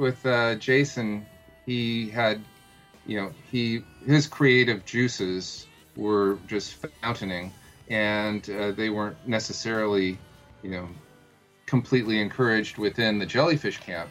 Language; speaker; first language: English; native; English